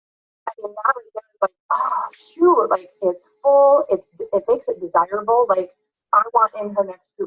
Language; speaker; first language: English; native; English